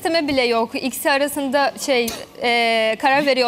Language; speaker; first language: Turkish; non-native, fluent; Portuguese